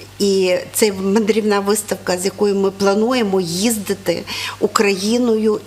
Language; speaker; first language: Ukrainian; native; Ukrainian